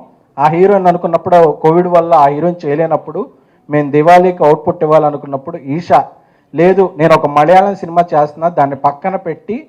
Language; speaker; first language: Telugu; native; Telugu